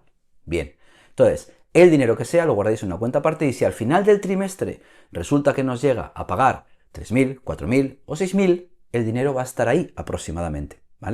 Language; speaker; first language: Spanish; native; Spanish